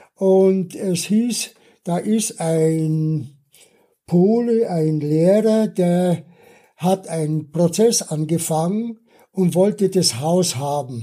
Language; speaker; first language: German; early bilingual, other home language; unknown